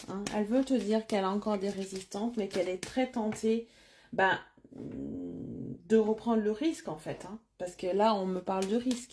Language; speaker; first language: French; native; French